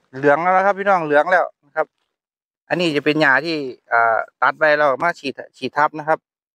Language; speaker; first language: Thai; native; Thai